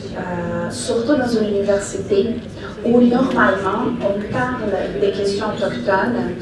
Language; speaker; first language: French; non-native, fluent; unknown